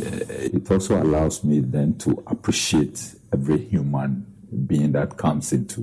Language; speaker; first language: English; non-native, local second language; Akan